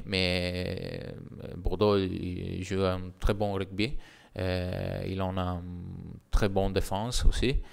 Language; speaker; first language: French; non-native, learner; Italian